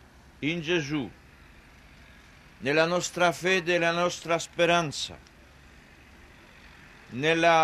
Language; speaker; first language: Italian; non-native, fluent; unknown